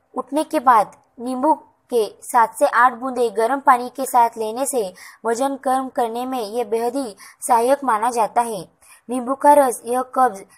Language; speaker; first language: Hindi; non-native, local second language; Marathi